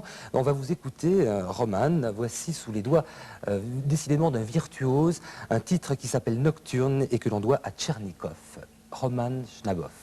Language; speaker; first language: French; native; French